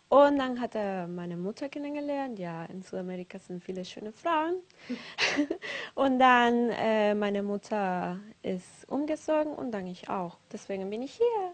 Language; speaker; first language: German; non-native, learner; Spanish